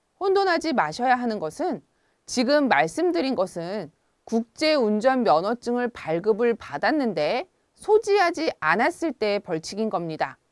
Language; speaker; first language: Korean; native; Korean